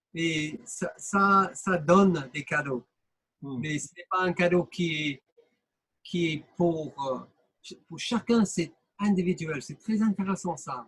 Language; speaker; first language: French; non-native, fluent; English